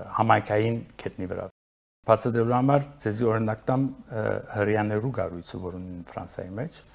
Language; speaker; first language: Armenian; early bilingual, heritage; Arabic